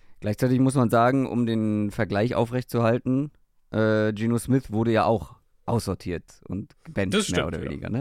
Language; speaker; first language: German; native; German